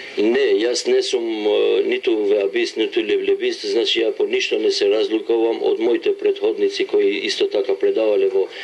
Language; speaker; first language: Macedonian; non-native, local second language; Albanian